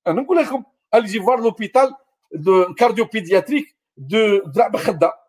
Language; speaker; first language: French; non-native, local second language; Arabic